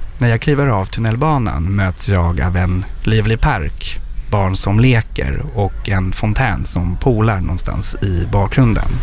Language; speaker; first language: Swedish; non-native, fluent; French